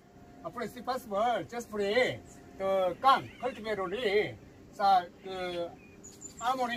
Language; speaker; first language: French; non-native, learner; Korean